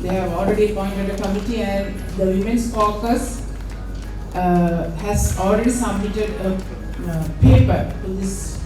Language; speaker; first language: English; non-native, local second language; Sinhala